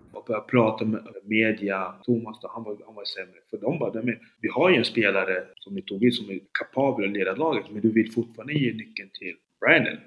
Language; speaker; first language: Swedish; early bilingual, other home language; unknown